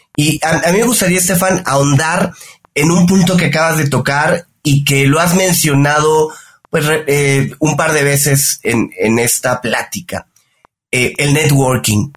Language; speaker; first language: Spanish; native; Spanish